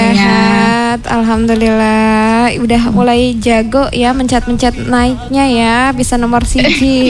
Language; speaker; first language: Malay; non-native, local second language; Javanese